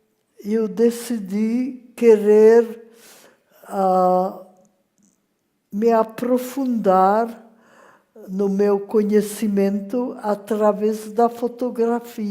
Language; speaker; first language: Portuguese; non-native, fluent; French